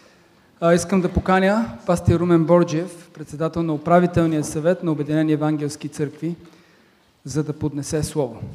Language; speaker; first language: Bulgarian; native; Bulgarian